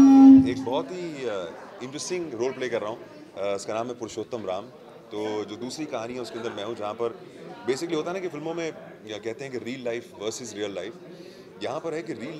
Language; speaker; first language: Hindi; native; Hindi